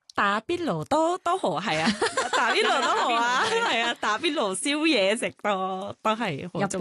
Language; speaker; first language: Cantonese; non-native, learner; Thai